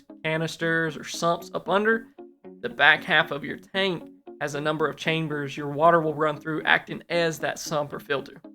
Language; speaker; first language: English; native; English